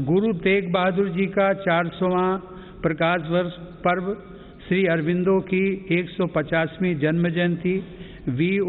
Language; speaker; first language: Hindi; native; Hindi